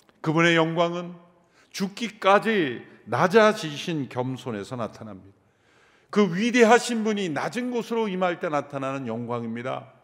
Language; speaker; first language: Korean; native; Korean